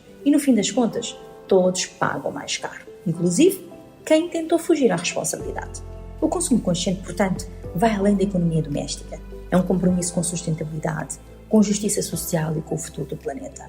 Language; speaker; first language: Portuguese; non-native, local second language; Kabuverdianu